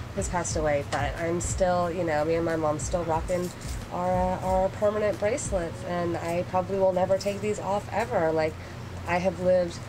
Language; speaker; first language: English; native; English